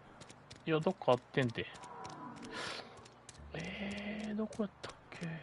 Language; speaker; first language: Japanese; native; Japanese